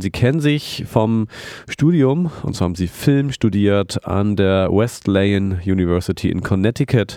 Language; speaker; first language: German; native; German